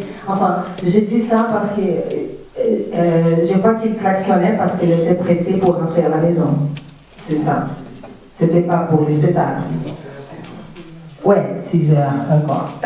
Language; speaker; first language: French; non-native, fluent; Portuguese